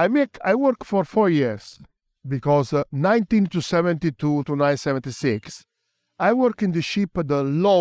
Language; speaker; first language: English; non-native, learner; Italian